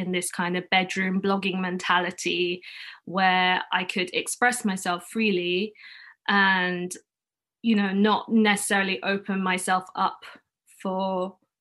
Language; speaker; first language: English; non-native, local second language; Cantonese